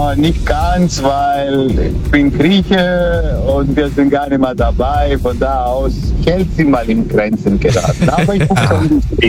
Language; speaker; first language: German; early bilingual, other home language; Greek